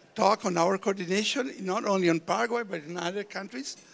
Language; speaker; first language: English; non-native, fluent; Portuguese